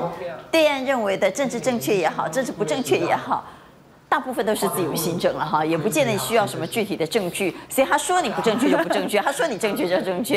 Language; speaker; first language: Chinese; native; Chinese